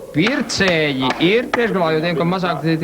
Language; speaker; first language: Latvian; native; Latvian